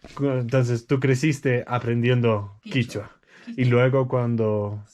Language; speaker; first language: Spanish; non-native, learner; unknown